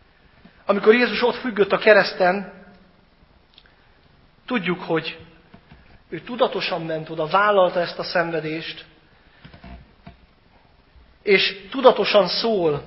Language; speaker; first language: Hungarian; native; Hungarian